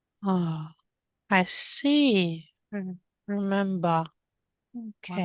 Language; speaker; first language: English; native; English